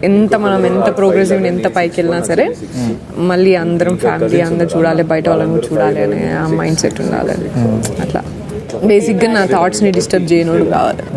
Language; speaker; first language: Telugu; native; Telugu